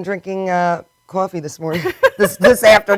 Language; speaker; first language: English; native; English